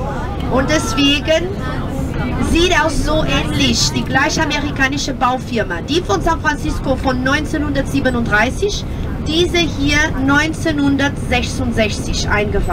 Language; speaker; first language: German; non-native, fluent; Portuguese